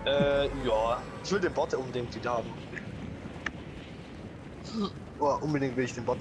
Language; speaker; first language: German; native; German